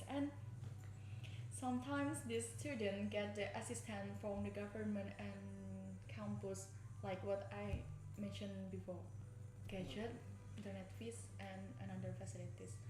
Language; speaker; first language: English; non-native, learner; Indonesian